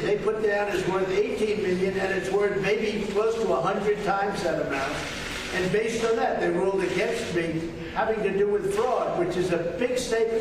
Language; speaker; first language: English; native; English